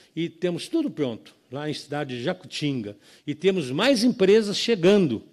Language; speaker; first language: Portuguese; native; Portuguese